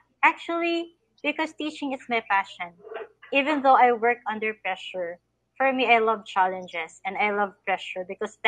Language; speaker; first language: English; non-native, fluent; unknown